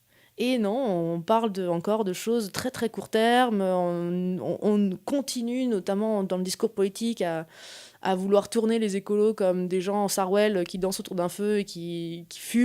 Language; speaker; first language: French; native; French